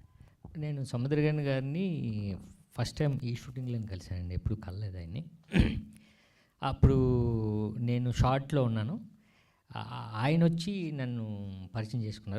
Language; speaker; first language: Telugu; native; Telugu